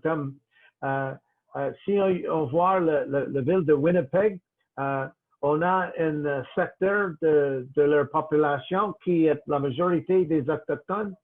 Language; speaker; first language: French; non-native, local second language; English